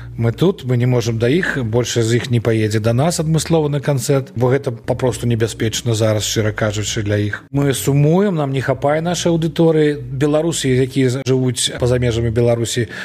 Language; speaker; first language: Belarusian; non-native, local second language; Russian